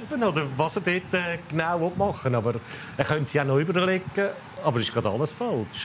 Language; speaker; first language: German; native; German